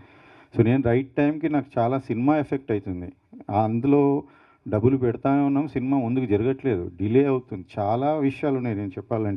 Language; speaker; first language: Telugu; native; Telugu